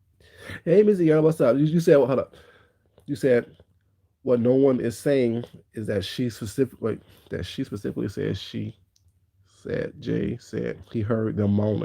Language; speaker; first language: English; native; English